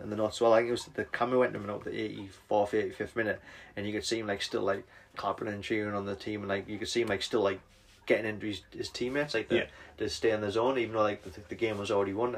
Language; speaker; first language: English; native; English